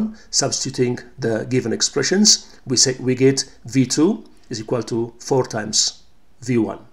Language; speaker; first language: English; non-native, local second language; Amharic